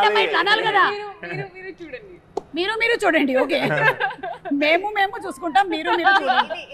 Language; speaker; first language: Telugu; native; Telugu